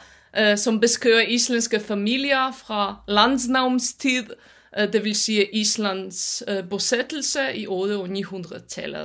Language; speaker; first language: Danish; non-native, fluent; Polish